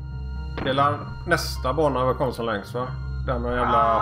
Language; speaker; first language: Swedish; native; Swedish